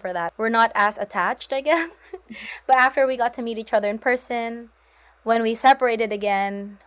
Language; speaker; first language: English; non-native, local second language; Filipino